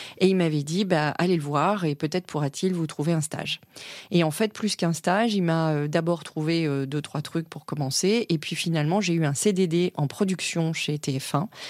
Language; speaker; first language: French; native; French